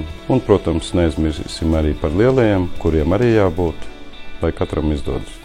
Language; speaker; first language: Latvian; native; Latvian